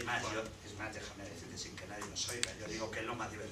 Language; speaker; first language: Spanish; native; Spanish